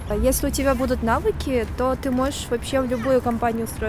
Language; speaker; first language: Russian; native; Russian